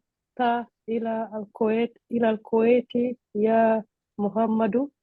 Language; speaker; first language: Arabic; non-native, learner; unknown